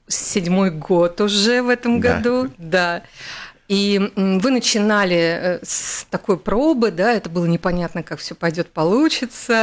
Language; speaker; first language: Russian; native; Russian